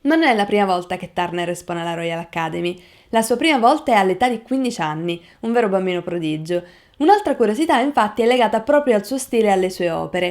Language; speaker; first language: Italian; native; Italian